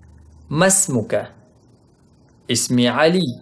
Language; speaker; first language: Arabic; non-native, fluent; Pashto